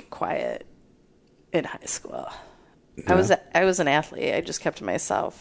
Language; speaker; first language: English; native; English